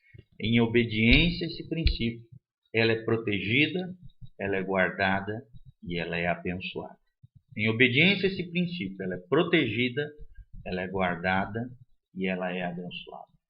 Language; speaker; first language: Portuguese; native; Portuguese